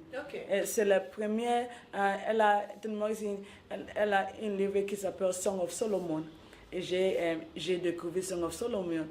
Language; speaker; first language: French; non-native, local second language; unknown